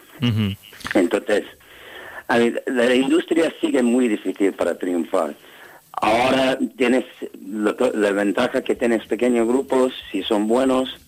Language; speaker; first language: Spanish; non-native, learner; English